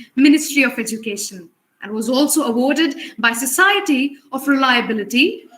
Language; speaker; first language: English; non-native, local second language; Hindi